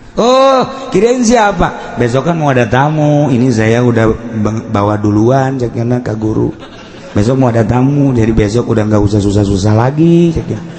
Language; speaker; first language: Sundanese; native; Sundanese